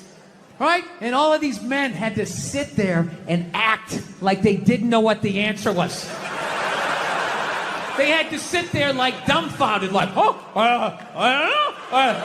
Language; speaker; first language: English; native; English